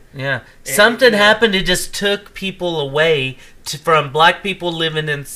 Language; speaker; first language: English; native; English